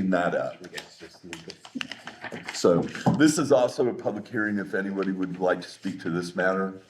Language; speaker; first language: English; native; English